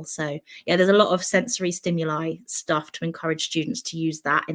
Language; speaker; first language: English; native; English